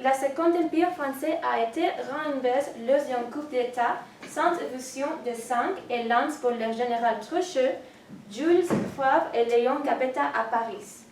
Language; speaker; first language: French; non-native, learner; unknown